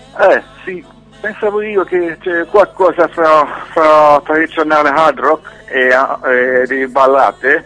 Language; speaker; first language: Italian; non-native, learner; Finnish